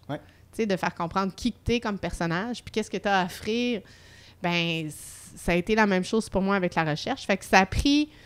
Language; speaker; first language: French; native; French